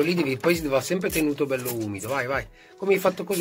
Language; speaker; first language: Italian; native; Italian